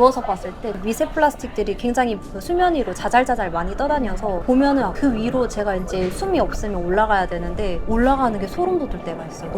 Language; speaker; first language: Korean; native; Korean